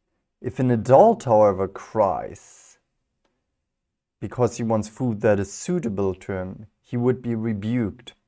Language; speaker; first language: English; non-native, fluent; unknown